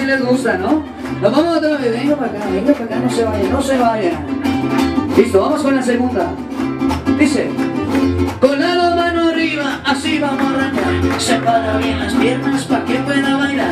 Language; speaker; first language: Spanish; native; Spanish